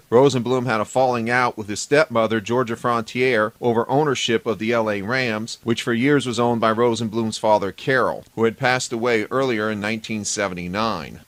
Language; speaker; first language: English; native; English